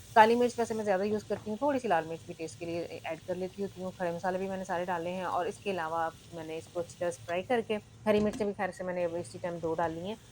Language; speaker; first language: Urdu; non-native, local second language; Punjabi